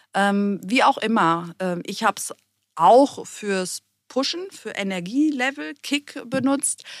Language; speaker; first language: German; early bilingual, other home language; Greek